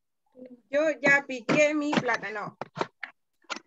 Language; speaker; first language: Spanish; native; Spanish